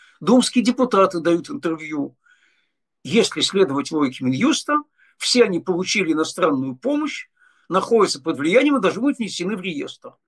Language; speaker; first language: Russian; native; Russian